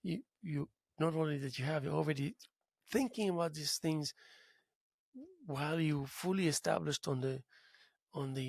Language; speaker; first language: English; non-native, fluent; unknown